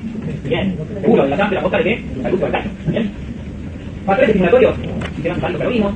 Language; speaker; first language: Spanish; native; Spanish